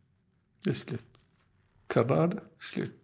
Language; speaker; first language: Swedish; non-native, learner; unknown